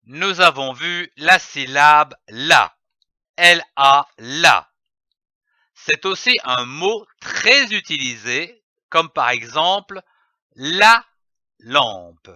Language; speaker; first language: French; native; French